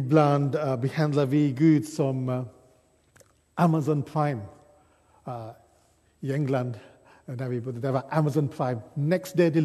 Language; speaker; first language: Swedish; non-native, fluent; English